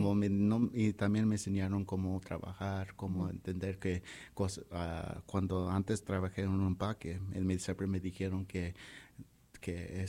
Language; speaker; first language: Spanish; early bilingual, heritage; Spanish